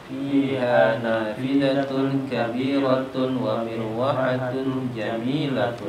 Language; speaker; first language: Arabic; non-native, learner; Indonesian